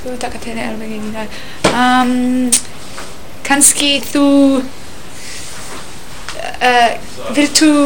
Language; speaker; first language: Icelandic; non-native, learner; English